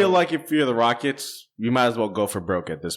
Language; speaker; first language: English; native; English